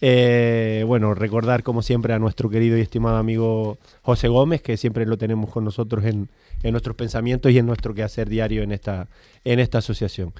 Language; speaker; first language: Spanish; native; Spanish